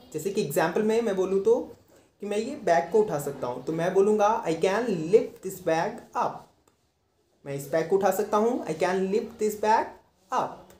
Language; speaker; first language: Hindi; native; Hindi